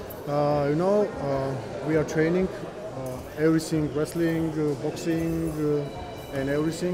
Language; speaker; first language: English; non-native, learner; Georgian